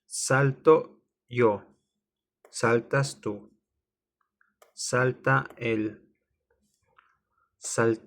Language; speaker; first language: Spanish; non-native, learner; English